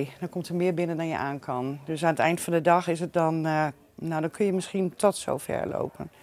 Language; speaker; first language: Dutch; native; Dutch